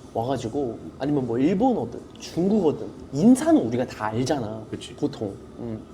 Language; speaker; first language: Korean; native; Korean